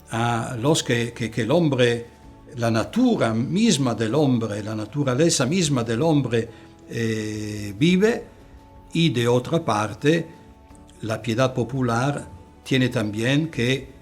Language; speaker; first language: Spanish; non-native, fluent; Italian